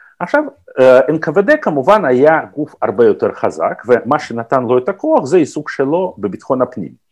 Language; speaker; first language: Hebrew; non-native, fluent; Russian